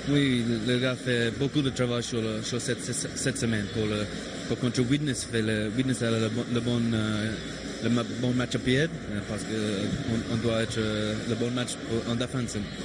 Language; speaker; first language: French; non-native, learner; English